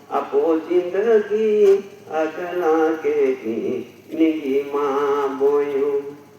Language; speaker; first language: Gujarati; non-native, local second language; Bhili